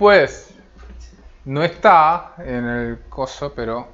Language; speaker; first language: Spanish; non-native, fluent; Korean